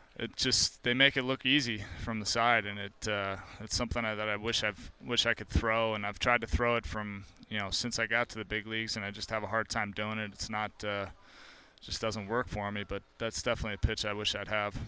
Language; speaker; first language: English; native; English